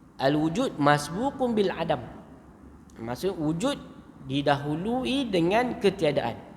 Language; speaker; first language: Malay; native; Malay